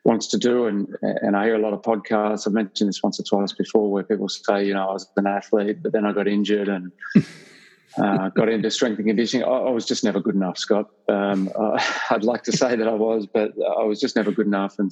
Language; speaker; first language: English; native; English